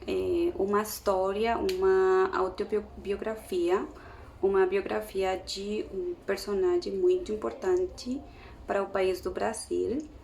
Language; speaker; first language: Portuguese; non-native, learner; Spanish